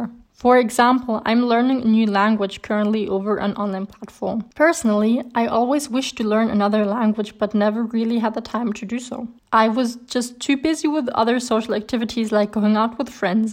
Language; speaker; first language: English; non-native, fluent; German